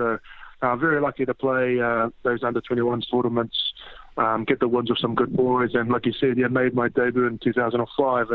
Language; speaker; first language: English; native; English